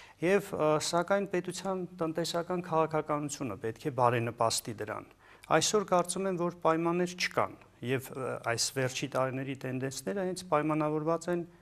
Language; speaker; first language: Armenian; native; Armenian